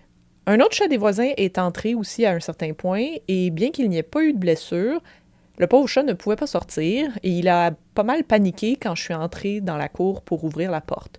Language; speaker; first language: French; native; French